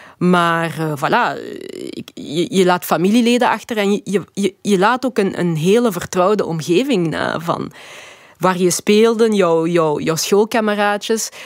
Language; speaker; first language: Dutch; early bilingual, other home language; Lingala